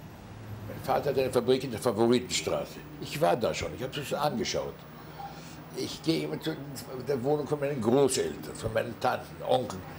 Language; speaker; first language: German; early bilingual, heritage; German